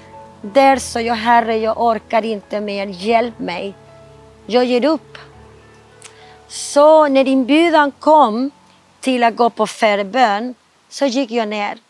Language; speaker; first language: Swedish; non-native, fluent; Spanish